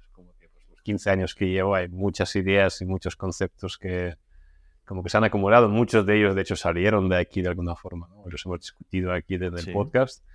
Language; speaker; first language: Spanish; non-native, fluent; Russian